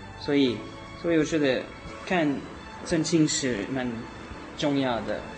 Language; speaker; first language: Chinese; non-native, learner; French